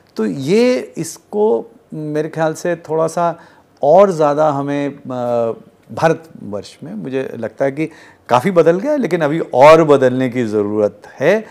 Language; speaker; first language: Hindi; native; Hindi